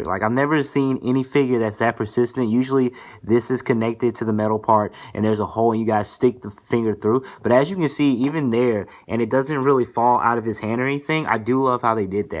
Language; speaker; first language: English; native; English